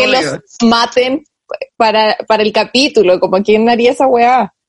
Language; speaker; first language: Spanish; native; Spanish